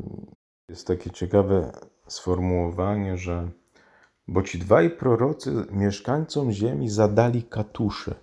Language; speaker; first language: Polish; native; Polish